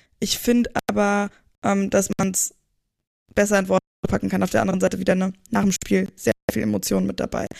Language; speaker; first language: German; native; German